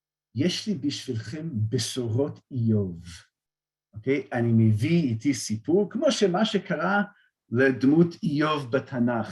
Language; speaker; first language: Hebrew; non-native, fluent; English